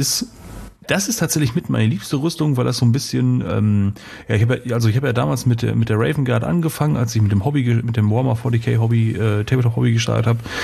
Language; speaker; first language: German; native; German